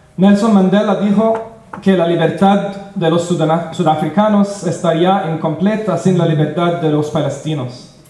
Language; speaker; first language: Spanish; non-native, learner; Arabic